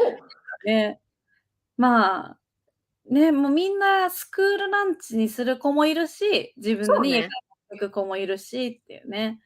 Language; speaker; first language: Japanese; native; Japanese